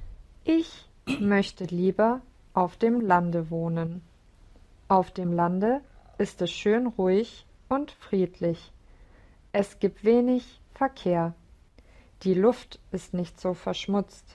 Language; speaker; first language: German; non-native, learner; English